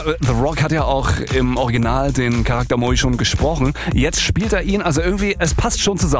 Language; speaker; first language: German; native; German